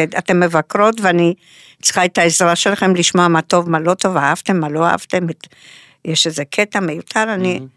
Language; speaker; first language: Hebrew; non-native, fluent; Spanish